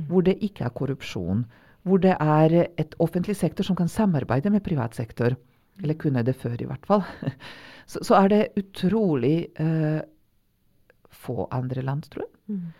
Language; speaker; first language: Norwegian; non-native, fluent; Serbian